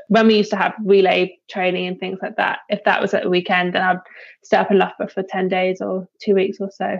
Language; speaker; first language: English; native; English